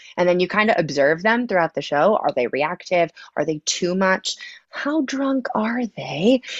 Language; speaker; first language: English; native; English